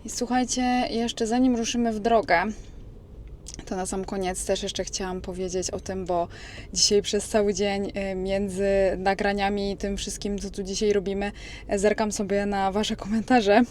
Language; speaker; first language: Polish; native; Polish